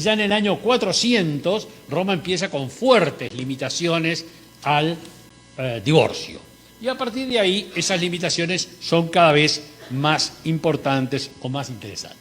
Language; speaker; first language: Spanish; native; Spanish